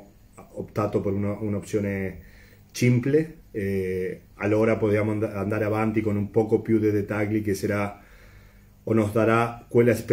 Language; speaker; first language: Italian; non-native, fluent; Spanish